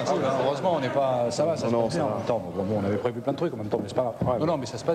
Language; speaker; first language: French; native; French